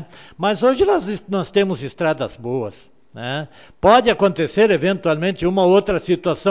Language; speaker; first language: Portuguese; native; Portuguese